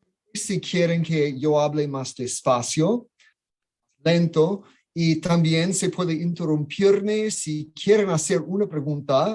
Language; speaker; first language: Spanish; non-native, fluent; English